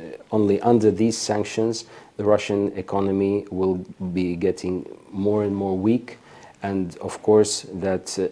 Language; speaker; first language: English; non-native, fluent; Ukrainian